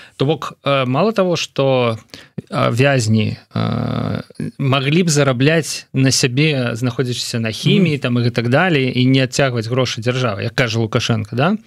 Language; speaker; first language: Belarusian; non-native, local second language; Russian